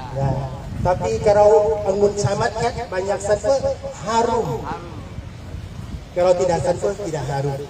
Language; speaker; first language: Indonesian; non-native, learner; Thai